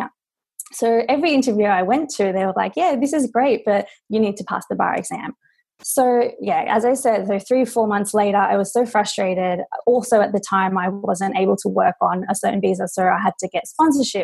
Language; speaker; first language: English; native; English